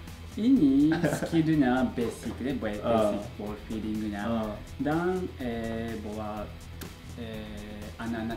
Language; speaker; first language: Indonesian; non-native, learner; Japanese